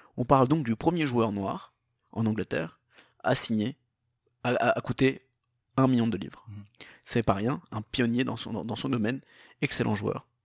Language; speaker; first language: French; native; French